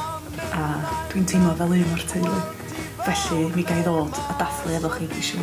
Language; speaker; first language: Welsh; native; Welsh